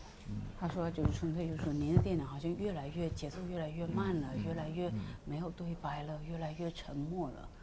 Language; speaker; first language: Chinese; native; Chinese